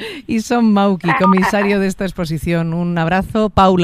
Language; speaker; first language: Spanish; native; Spanish